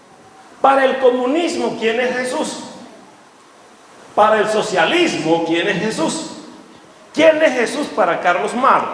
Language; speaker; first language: Spanish; native; Spanish